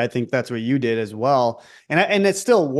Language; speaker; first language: English; native; English